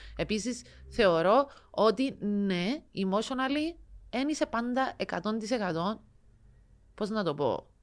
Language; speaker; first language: Greek; native; Greek